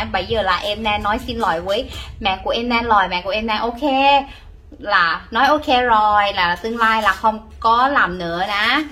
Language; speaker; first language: Vietnamese; non-native, learner; Thai